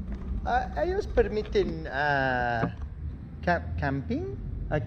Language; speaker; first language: Spanish; non-native, learner; English